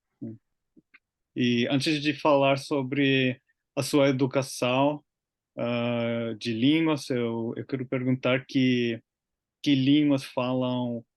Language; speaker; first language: Portuguese; non-native, learner; Finnish